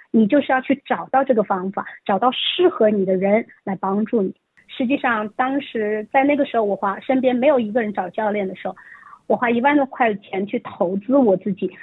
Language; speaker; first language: Chinese; native; Chinese